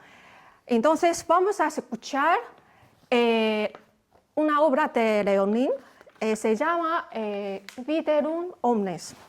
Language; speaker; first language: Spanish; non-native, fluent; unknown